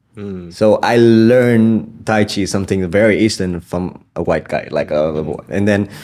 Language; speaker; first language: English; non-native, fluent; Vietnamese